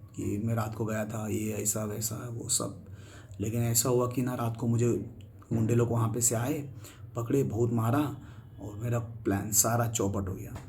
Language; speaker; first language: Hindi; non-native, local second language; Marathi